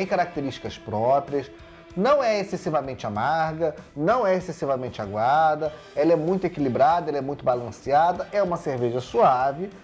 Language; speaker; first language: Portuguese; native; Portuguese